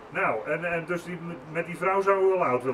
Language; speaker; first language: Dutch; native; Dutch